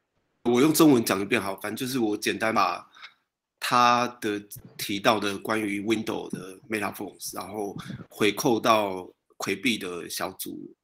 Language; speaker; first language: Chinese; native; Chinese